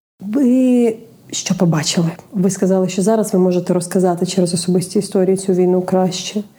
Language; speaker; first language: Ukrainian; native; Ukrainian